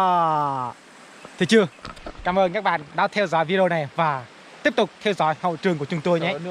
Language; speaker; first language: Vietnamese; non-native, local second language; Jarai